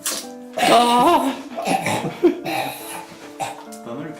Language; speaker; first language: French; native; French